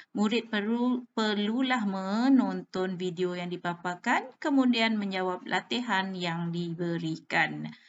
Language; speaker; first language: Malay; native; Malay